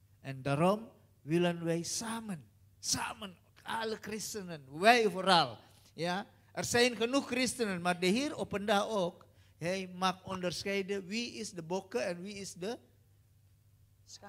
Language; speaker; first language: Dutch; non-native, learner; Indonesian